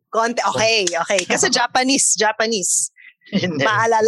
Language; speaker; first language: Filipino; native; Filipino